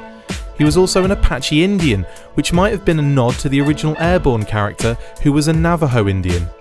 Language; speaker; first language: English; native; English